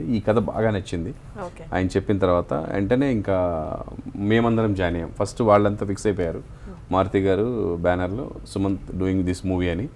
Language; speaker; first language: Telugu; native; Telugu